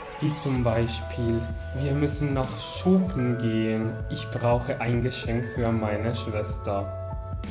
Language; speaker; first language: German; non-native, fluent; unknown